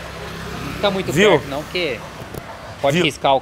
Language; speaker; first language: Portuguese; native; Portuguese